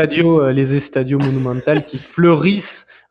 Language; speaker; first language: French; native; French